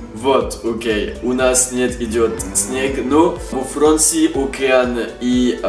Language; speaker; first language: Russian; non-native, learner; French